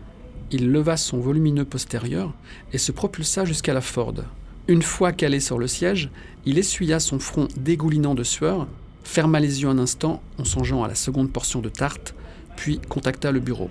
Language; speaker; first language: French; native; French